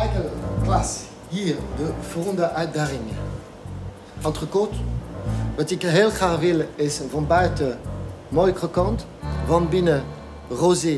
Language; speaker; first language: Dutch; non-native, fluent; French